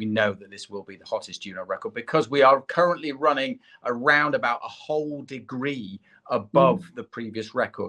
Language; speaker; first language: English; native; English